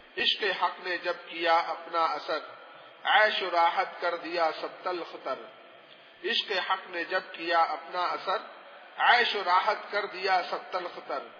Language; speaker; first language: Urdu; non-native, local second language; Pashto